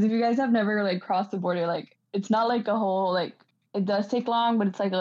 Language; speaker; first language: English; non-native, fluent; Spanish